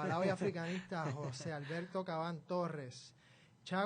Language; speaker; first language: Spanish; native; Spanish